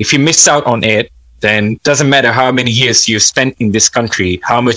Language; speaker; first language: English; non-native, local second language; Urdu